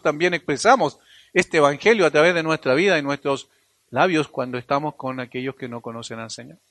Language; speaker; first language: Spanish; native; Spanish